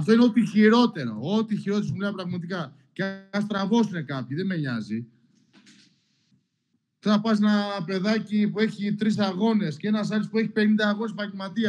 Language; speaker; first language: Greek; non-native, local second language; Albanian